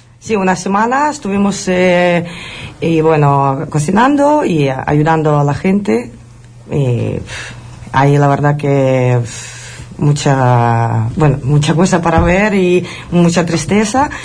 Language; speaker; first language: Spanish; non-native, fluent; Ukrainian